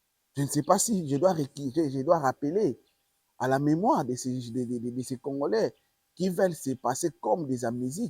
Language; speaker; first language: French; non-native, local second language; Lingala